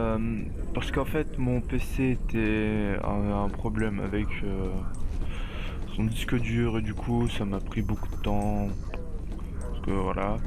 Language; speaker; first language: French; native; French